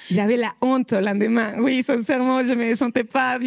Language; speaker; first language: French; non-native, fluent; Spanish